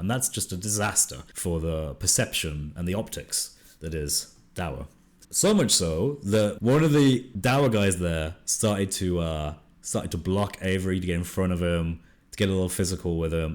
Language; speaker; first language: English; native; English